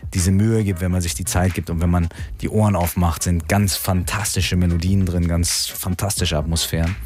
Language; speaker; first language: German; native; German